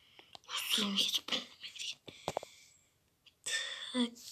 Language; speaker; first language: Turkish; non-native, learner; Kazakh